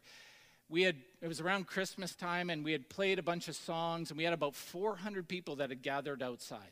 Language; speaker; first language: English; native; English